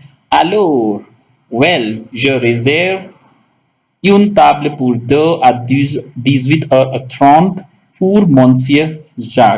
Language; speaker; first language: French; non-native, local second language; Hindi